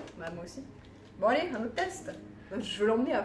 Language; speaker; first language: French; native; French